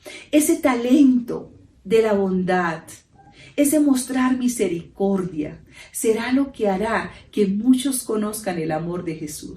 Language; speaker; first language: Spanish; native; Spanish